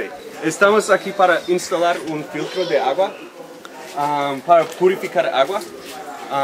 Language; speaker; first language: Spanish; non-native, learner; English